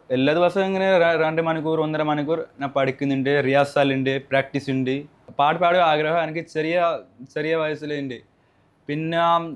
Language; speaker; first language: Malayalam; non-native, local second language; Bangla